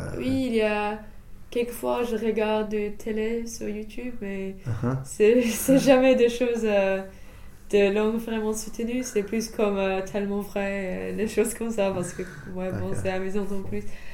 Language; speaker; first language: French; non-native, fluent; English